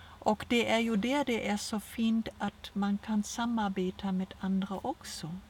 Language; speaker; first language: Swedish; non-native, fluent; German